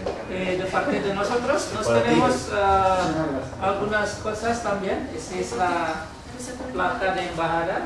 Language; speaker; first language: Spanish; non-native, learner; Indonesian